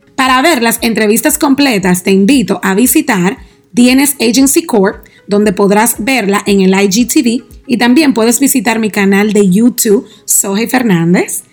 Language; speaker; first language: Spanish; native; Spanish